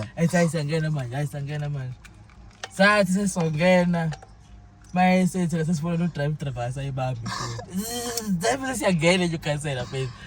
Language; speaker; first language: Zulu; native; Zulu